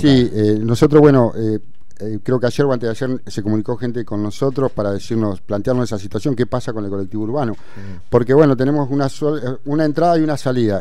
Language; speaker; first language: Spanish; native; Spanish